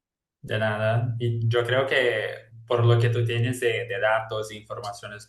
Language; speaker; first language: Spanish; non-native, fluent; Portuguese